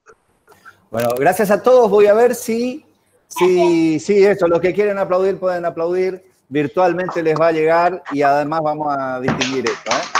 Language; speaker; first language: Spanish; native; Spanish